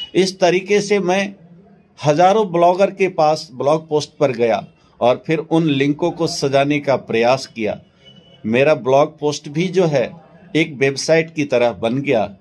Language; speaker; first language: Hindi; non-native, local second language; Maithili